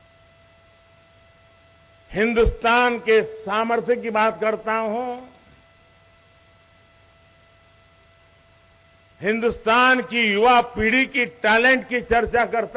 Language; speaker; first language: Hindi; non-native, local second language; Gujarati